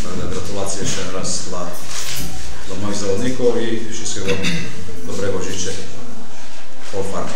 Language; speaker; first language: Polish; non-native, learner; Slovenian